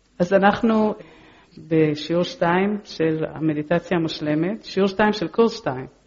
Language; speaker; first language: Hebrew; early bilingual, other home language; Polish